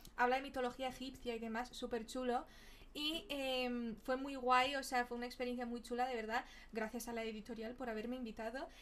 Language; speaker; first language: Spanish; early bilingual, other home language; Portuguese